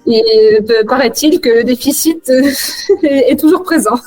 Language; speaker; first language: French; native; French